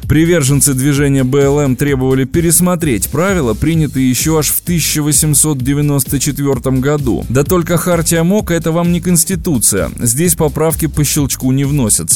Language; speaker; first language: Russian; native; Russian